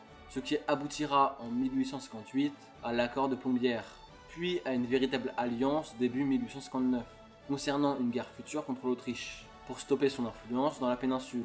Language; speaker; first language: French; native; French